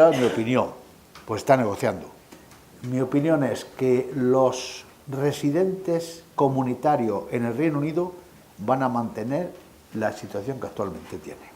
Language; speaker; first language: Spanish; native; Spanish